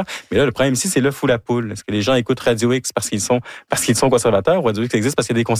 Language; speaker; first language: French; native; French